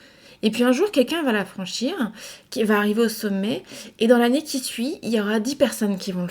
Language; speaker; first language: French; native; French